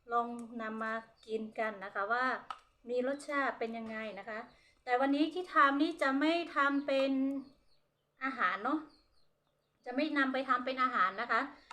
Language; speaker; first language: Thai; non-native, local second language; Hmong